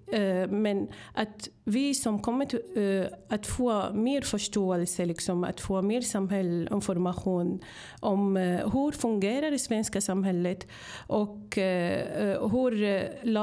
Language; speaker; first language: Swedish; non-native, fluent; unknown